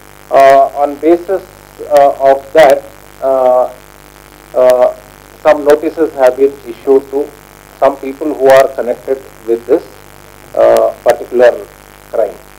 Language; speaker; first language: English; non-native, local second language; Telugu